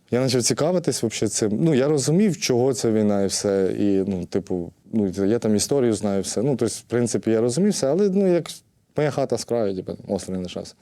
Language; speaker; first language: Ukrainian; native; Ukrainian